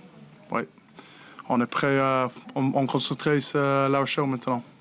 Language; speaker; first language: French; non-native, learner; English